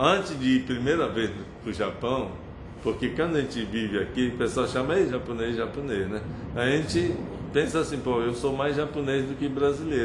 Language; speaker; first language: Portuguese; early bilingual, other home language; Japanese